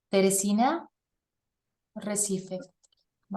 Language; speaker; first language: Portuguese; non-native, learner; Spanish